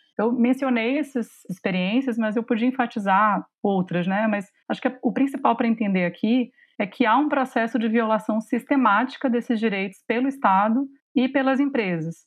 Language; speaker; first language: Portuguese; native; Portuguese